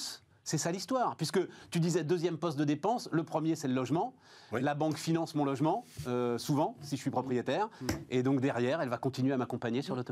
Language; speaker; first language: French; native; French